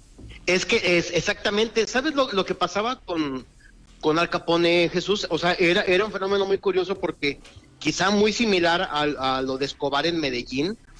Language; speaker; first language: Spanish; native; Spanish